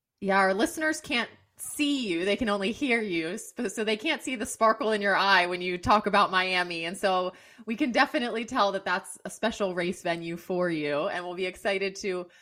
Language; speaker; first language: English; native; English